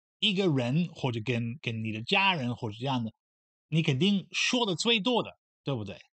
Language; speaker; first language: Chinese; non-native, fluent; Dutch